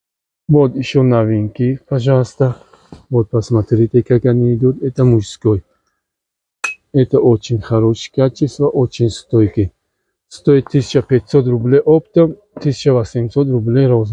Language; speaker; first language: Russian; non-native, learner; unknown